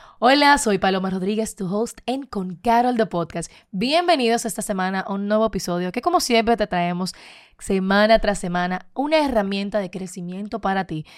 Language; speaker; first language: Spanish; native; Spanish